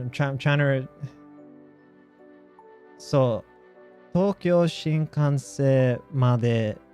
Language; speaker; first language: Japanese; non-native, learner; English